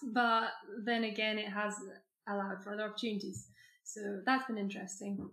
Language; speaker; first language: English; native; English